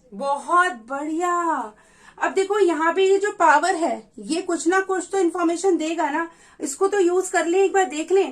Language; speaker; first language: Hindi; native; Hindi